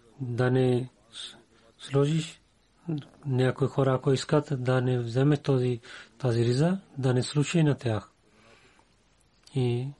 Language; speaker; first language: Bulgarian; non-native, learner; Urdu